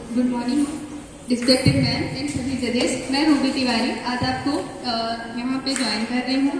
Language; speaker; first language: Hindi; native; Hindi